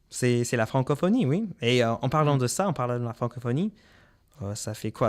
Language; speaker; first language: French; non-native, local second language; English